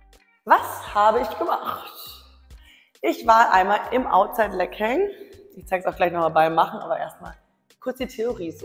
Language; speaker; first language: German; native; German